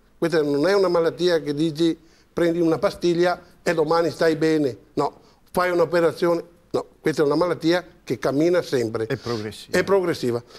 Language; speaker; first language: Italian; native; Italian